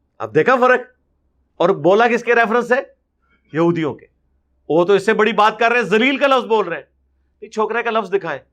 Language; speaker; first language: Urdu; non-native, local second language; Punjabi